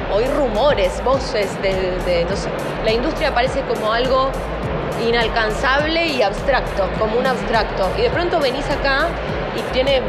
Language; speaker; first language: Spanish; native; Spanish